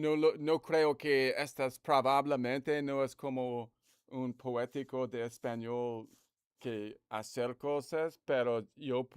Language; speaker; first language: Spanish; non-native, learner; English